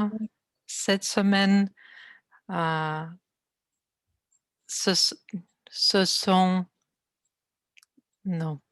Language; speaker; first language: French; non-native, learner; Russian